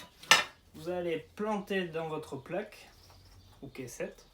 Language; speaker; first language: French; native; French